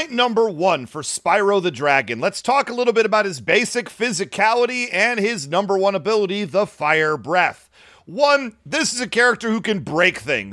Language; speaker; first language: English; native; English